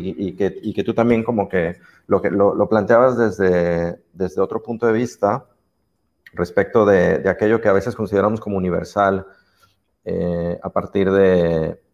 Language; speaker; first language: Spanish; native; Spanish